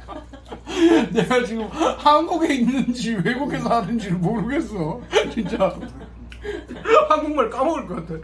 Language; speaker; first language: Korean; native; Korean